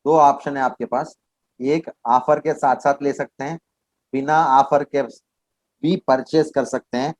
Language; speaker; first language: Hindi; non-native, local second language; Kannada